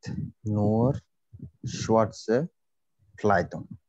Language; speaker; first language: German; non-native, learner; Bangla